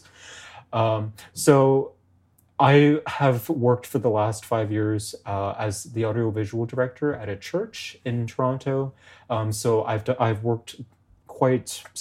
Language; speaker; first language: English; native; English